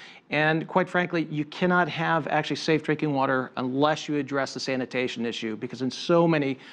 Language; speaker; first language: English; native; English